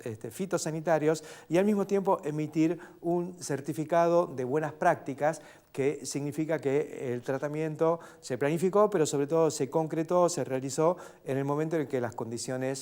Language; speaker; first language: Spanish; native; Spanish